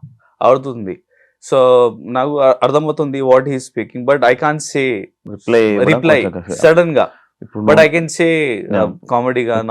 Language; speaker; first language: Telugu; non-native, learner; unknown